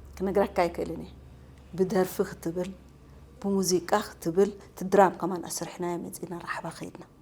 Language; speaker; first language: Tigrinya; non-native, local second language; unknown